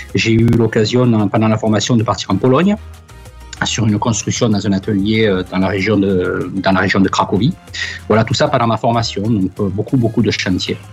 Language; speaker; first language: French; native; French